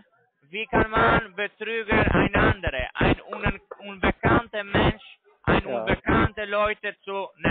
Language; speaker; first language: German; non-native, learner; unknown